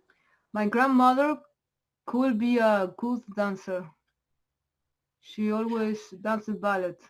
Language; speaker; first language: English; non-native, learner; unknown